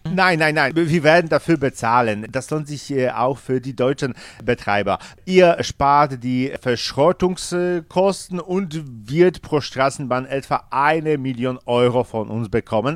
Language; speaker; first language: German; non-native, fluent; Polish